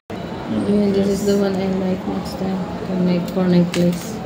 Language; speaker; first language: English; non-native, local second language; Filipino